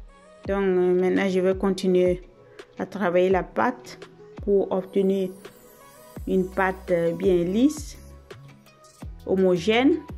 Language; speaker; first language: French; non-native, fluent; Italian